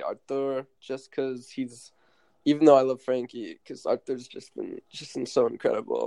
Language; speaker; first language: English; native; English